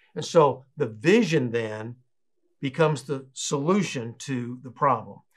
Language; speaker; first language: English; native; English